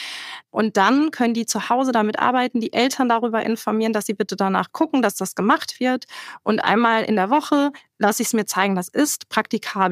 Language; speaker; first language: German; native; German